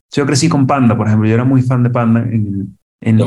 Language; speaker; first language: Spanish; native; Spanish